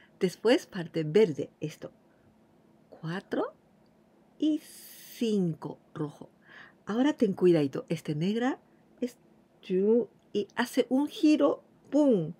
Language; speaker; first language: Spanish; non-native, fluent; Japanese